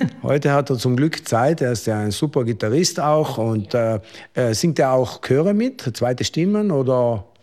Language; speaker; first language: German; native; German